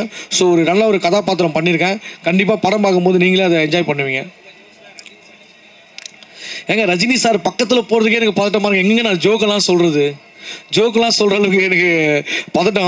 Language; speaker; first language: Tamil; native; Tamil